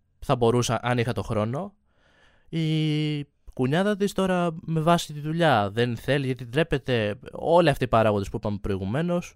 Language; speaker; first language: Greek; native; Greek